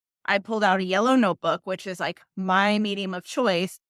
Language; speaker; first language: English; native; English